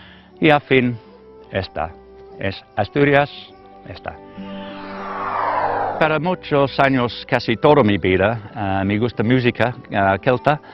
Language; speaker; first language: Spanish; non-native, learner; English